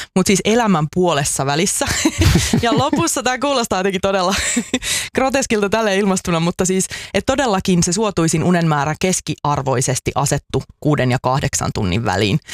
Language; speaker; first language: Finnish; native; Finnish